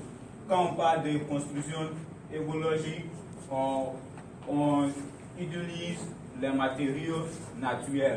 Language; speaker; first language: French; non-native, learner; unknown